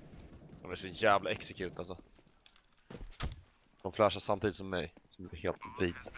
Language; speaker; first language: Swedish; native; Swedish